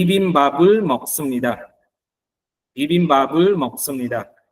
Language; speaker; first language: Korean; non-native, fluent; Filipino